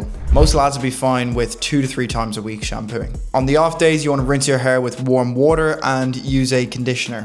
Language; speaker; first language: English; native; English